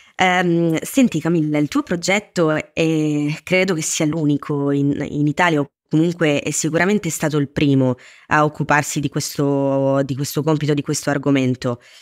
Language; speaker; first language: Italian; native; Italian